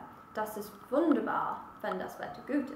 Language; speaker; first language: German; non-native, learner; English